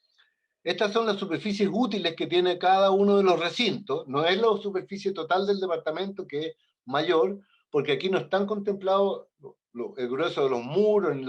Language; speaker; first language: Spanish; native; Spanish